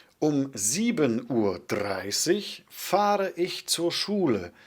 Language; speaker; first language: German; non-native, fluent; Polish